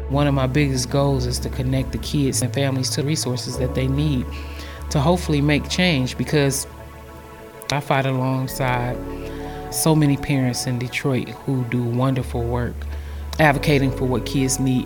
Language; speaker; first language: English; native; English